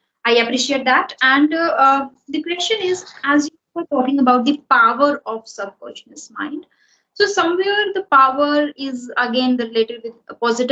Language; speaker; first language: English; non-native, local second language; Hindi